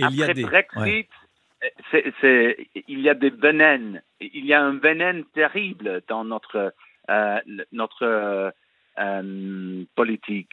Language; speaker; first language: French; non-native, learner; English